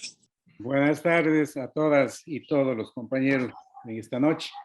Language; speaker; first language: Spanish; native; Spanish